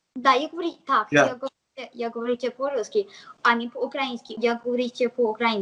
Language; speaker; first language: Russian; non-native, learner; English